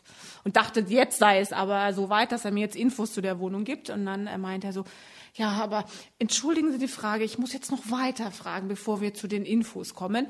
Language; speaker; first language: German; early bilingual, other home language; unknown